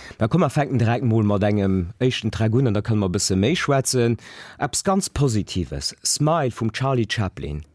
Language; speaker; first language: Luxembourgish; native; Luxembourgish